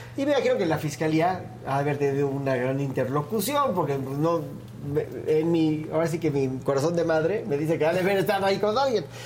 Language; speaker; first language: Spanish; native; Spanish